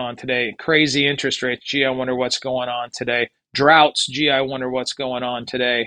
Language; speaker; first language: English; native; English